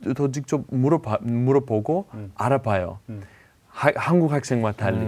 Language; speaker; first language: Korean; non-native, fluent; Greek